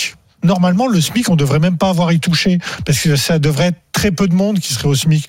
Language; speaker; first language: French; native; French